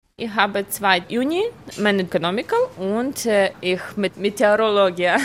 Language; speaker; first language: German; non-native, learner; Ukrainian